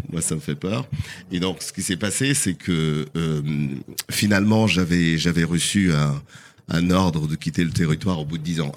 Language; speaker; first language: French; non-native, fluent; Portuguese